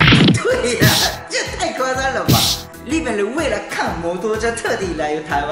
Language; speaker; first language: Chinese; non-native, fluent; Japanese